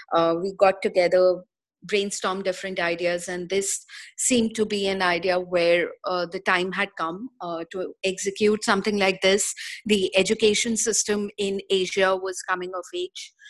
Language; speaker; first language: English; non-native, local second language; Hindi